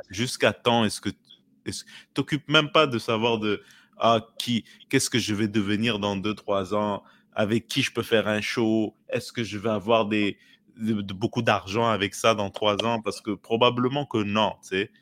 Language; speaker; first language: French; native; French